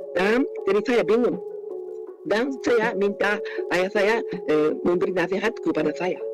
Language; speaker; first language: Malay; non-native, fluent; Japanese